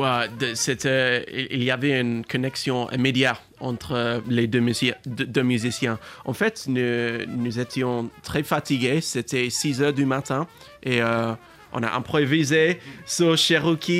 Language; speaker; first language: French; non-native, learner; English